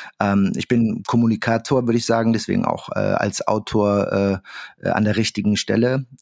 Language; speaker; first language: German; early bilingual, other home language; Arabic